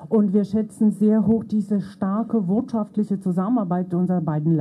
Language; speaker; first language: German; non-native, fluent; Bulgarian